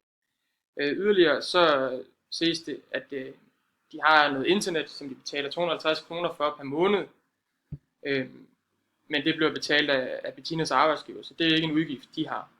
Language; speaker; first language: Danish; native; Danish